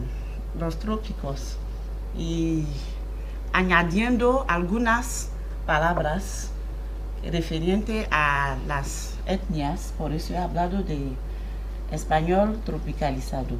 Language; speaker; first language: Spanish; non-native, fluent; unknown